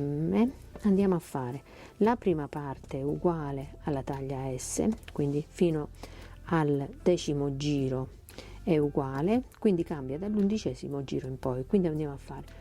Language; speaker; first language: Italian; native; Italian